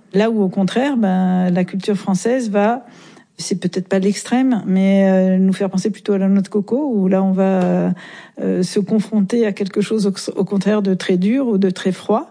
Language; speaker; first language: French; native; French